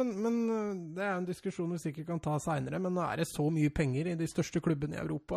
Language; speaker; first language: Norwegian; native; Norwegian